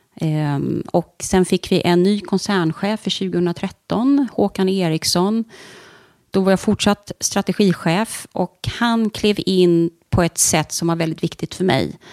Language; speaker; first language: Swedish; native; Swedish